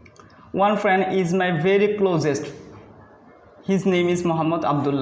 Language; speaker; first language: English; non-native, learner; Bangla